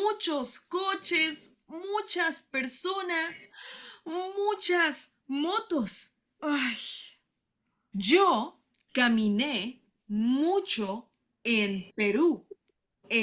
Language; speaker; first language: Spanish; non-native, learner; English